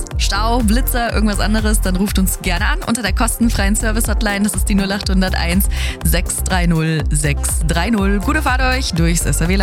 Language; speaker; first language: German; native; German